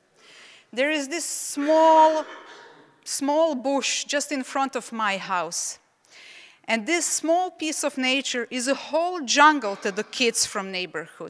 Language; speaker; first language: English; non-native, fluent; Czech